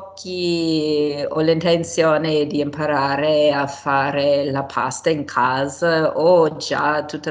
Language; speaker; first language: Italian; non-native, fluent; English